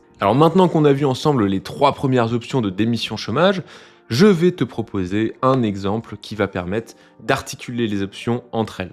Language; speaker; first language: French; native; French